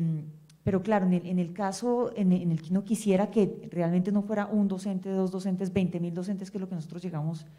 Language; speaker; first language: Spanish; native; Spanish